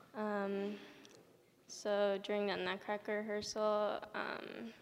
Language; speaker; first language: English; early bilingual, other home language; Japanese